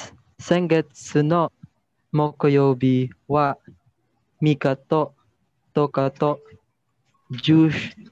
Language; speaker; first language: Japanese; non-native, learner; Filipino